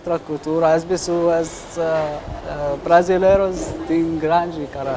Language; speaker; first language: Portuguese; non-native, local second language; Arabic